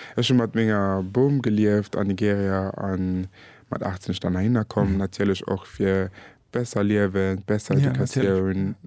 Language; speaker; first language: Luxembourgish; early bilingual, other home language; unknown